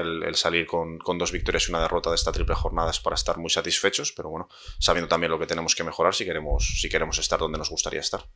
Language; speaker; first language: Spanish; native; Spanish